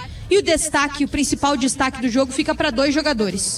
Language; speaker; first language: Portuguese; native; Portuguese